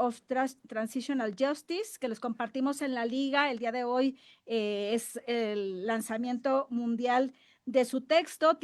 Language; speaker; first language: Spanish; native; Spanish